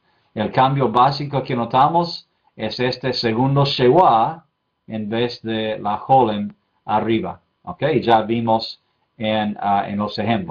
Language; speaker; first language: Spanish; non-native, fluent; English